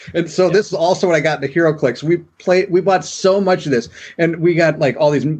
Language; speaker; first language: English; native; English